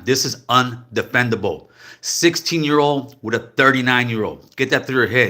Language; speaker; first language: English; native; English